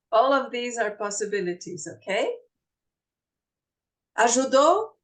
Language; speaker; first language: English; non-native, fluent; Portuguese